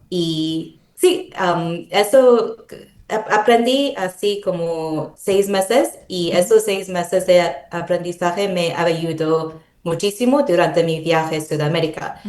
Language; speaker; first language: Spanish; non-native, fluent; Korean